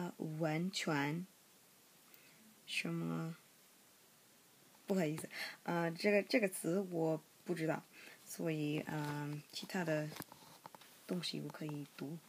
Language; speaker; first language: Chinese; non-native, learner; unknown